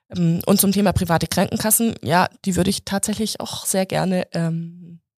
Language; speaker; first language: German; native; German